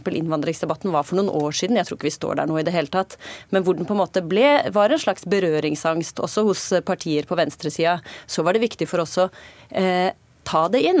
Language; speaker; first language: Norwegian; native; Norwegian